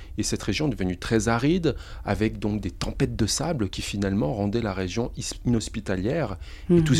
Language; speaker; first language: French; native; French